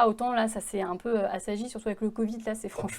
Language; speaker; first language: French; native; French